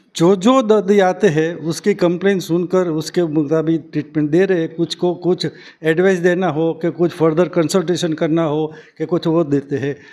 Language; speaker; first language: Hindi; non-native, local second language; Gujarati